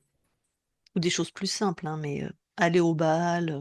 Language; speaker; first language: French; native; French